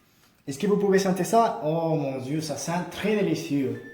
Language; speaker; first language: French; non-native, learner; Spanish